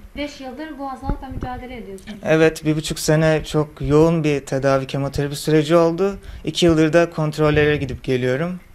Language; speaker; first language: Turkish; native; Turkish